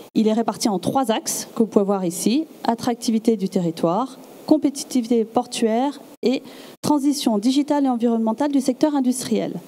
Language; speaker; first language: French; native; French